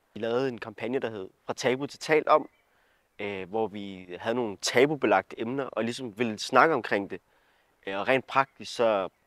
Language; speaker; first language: Danish; early bilingual, other home language; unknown